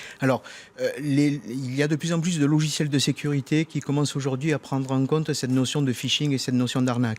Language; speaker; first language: French; native; French